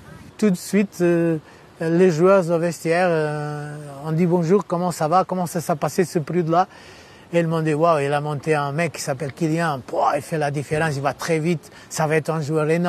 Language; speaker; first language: French; non-native, fluent; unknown